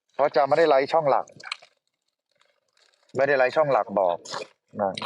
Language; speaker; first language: Thai; native; Thai